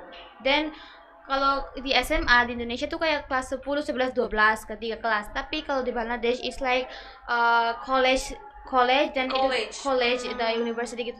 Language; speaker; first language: Indonesian; early bilingual, other home language; Bangla